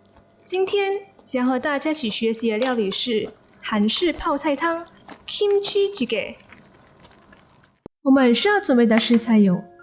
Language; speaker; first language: Chinese; native; Chinese